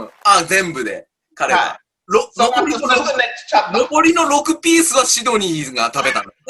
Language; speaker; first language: Japanese; native; Japanese